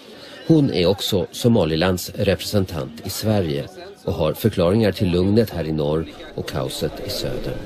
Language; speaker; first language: Swedish; native; Swedish